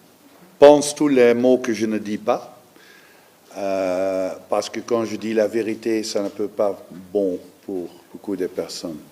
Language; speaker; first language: French; non-native, learner; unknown